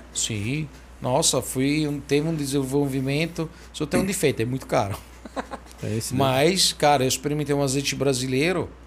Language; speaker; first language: Portuguese; non-native, fluent; Italian